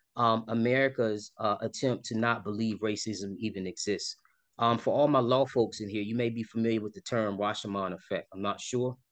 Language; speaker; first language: English; native; English